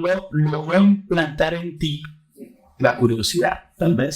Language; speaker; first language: Spanish; native; Spanish